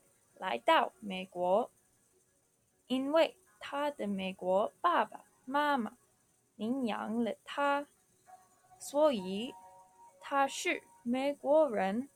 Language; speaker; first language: Chinese; non-native, learner; English